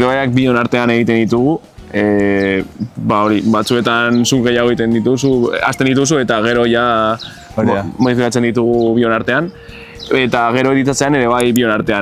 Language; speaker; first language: Basque; non-native, local second language; Spanish